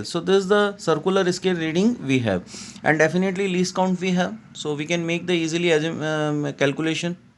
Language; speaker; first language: English; non-native, local second language; Hindi